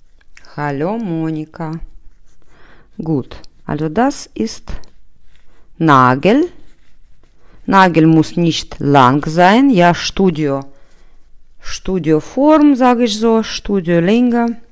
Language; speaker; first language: German; non-native, learner; Russian